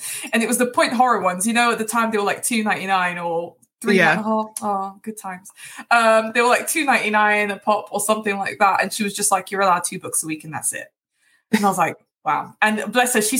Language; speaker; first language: English; early bilingual, other home language; Portuguese